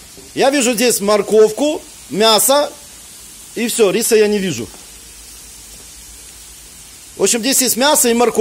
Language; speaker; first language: Russian; native; Russian